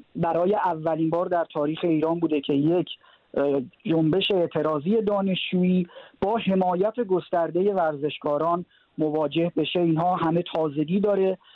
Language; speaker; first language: Persian; native; Persian